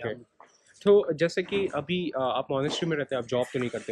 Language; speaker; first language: Hindi; native; Hindi